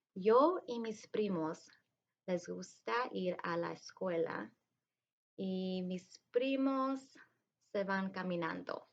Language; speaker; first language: Spanish; early bilingual, heritage; Spanish